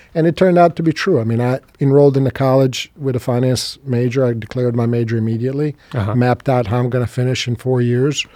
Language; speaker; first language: English; non-native, fluent; Serbian